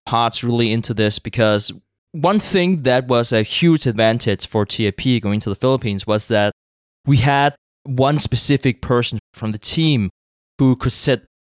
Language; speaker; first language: English; non-native, fluent; Danish